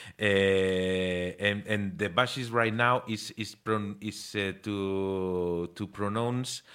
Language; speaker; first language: English; non-native, learner; Spanish